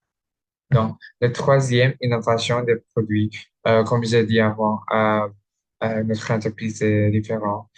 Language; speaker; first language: French; non-native, learner; Indonesian